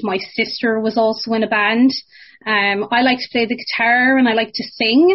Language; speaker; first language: English; native; English